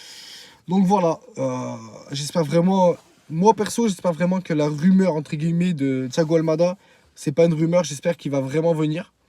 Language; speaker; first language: French; native; French